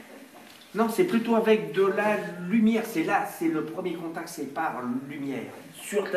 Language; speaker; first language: French; non-native, fluent; English